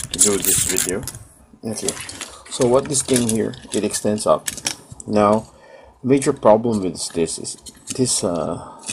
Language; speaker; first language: English; non-native, local second language; Cebuano